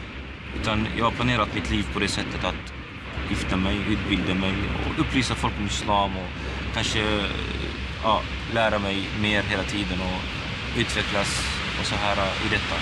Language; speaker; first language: Swedish; non-native, local second language; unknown